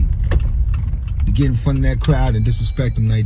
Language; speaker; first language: English; native; English